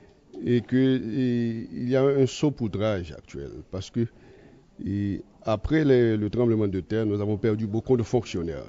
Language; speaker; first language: French; non-native, local second language; Haitian Creole